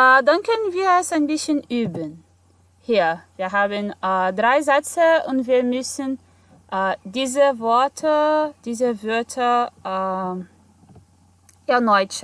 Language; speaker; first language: German; non-native, fluent; Portuguese